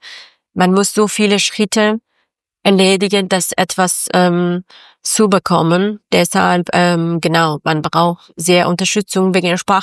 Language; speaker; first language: German; non-native, learner; Persian